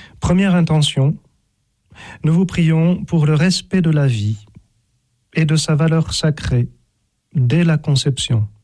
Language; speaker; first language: French; native; French